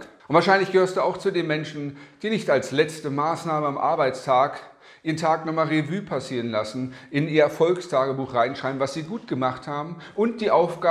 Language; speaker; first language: German; native; German